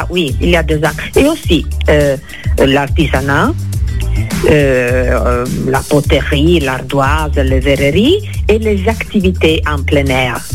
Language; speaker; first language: French; non-native, fluent; Italian